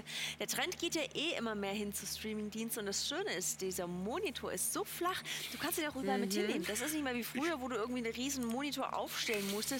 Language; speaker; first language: German; native; German